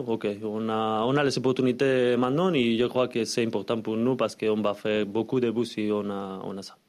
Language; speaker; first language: French; non-native, learner; Spanish